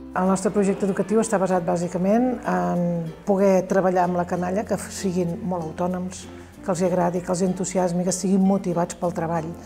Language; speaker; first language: Catalan; native; Catalan